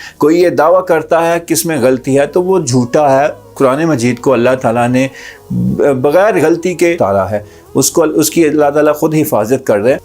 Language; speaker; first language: Urdu; native; Urdu